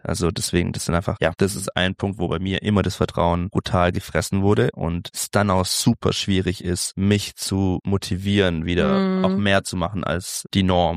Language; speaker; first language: German; native; German